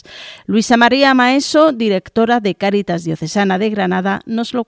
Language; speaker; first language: Spanish; native; Spanish